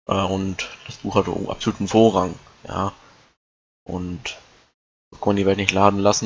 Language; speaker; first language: German; native; German